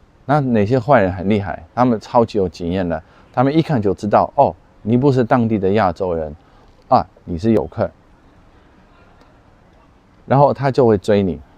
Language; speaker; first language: Chinese; non-native, fluent; Dutch